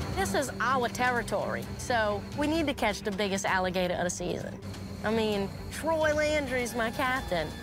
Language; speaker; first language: English; native; English